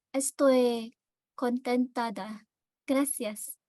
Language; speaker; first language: Spanish; non-native, learner; Filipino